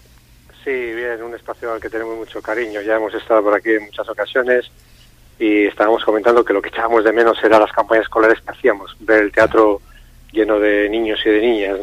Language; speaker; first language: Spanish; native; Spanish